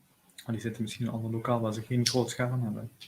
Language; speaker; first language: Dutch; native; Dutch